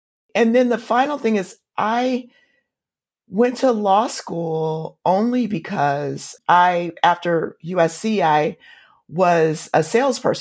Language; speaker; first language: English; native; English